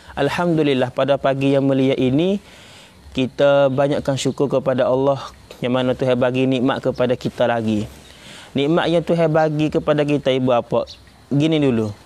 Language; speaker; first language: Malay; native; Malay